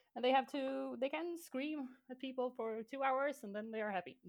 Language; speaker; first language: English; non-native, fluent; Swedish